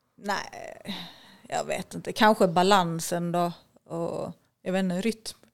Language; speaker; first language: Swedish; native; Swedish